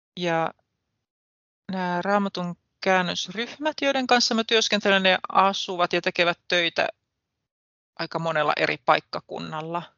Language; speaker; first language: Finnish; native; Finnish